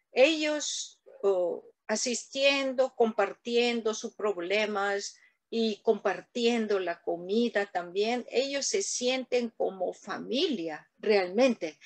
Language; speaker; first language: Spanish; non-native, learner; Korean